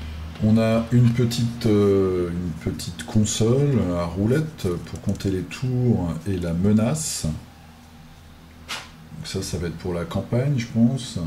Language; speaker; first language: French; native; French